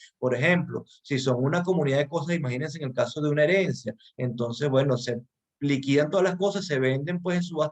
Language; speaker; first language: Spanish; native; Spanish